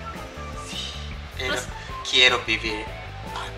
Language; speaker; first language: Spanish; non-native, learner; Japanese